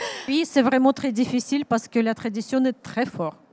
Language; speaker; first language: French; non-native, learner; Ukrainian